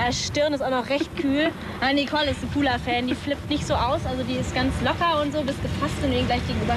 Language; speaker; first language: German; native; German